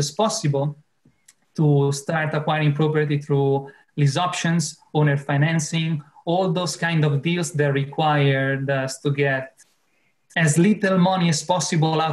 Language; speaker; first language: English; non-native, fluent; Italian